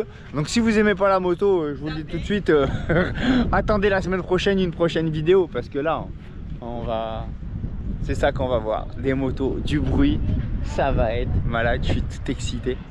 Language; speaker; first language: French; native; French